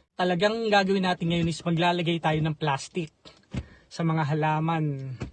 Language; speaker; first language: Filipino; native; Filipino